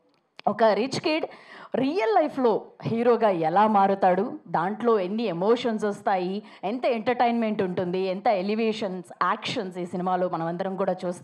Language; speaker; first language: Telugu; native; Telugu